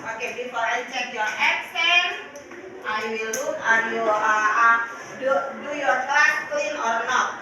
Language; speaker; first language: English; non-native, learner; Indonesian